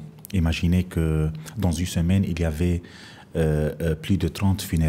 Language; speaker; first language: French; non-native, fluent; Arabic